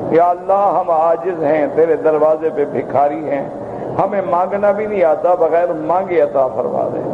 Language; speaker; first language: Urdu; native; Urdu